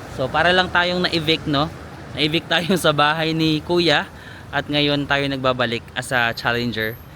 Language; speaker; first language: Filipino; native; Filipino